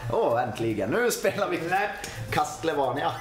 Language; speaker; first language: Swedish; native; Swedish